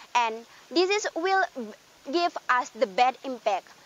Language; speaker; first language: English; non-native, learner; Indonesian